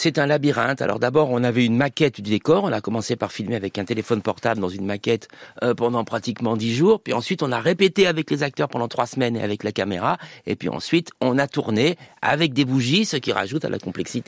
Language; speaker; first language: French; native; French